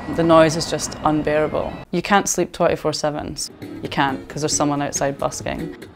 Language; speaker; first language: English; native; English